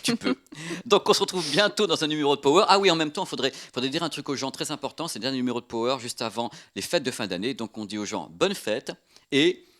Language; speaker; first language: French; native; French